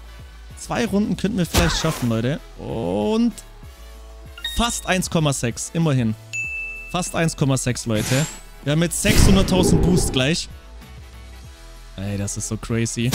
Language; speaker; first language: German; native; German